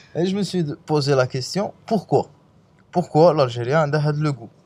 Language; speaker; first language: French; non-native, local second language; Arabic